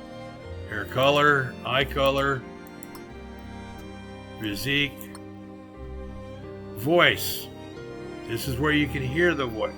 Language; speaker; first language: English; native; English